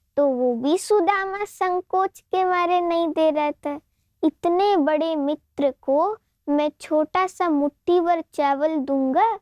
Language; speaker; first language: Hindi; non-native, local second language; Gujarati